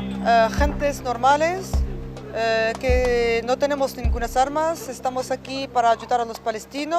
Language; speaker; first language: Spanish; non-native, fluent; Arabic